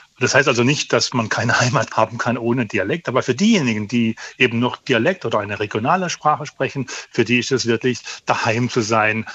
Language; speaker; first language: German; native; German